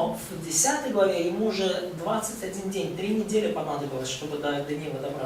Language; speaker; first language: Russian; native; Russian